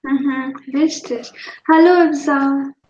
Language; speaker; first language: German; non-native, fluent; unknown